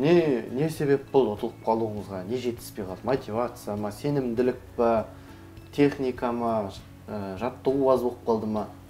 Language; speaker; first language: Kazakh; native; Kazakh